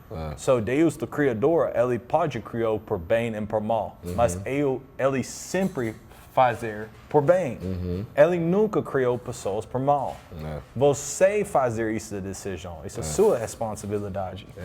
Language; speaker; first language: Portuguese; non-native, learner; English